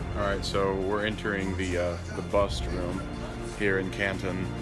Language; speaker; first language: English; native; English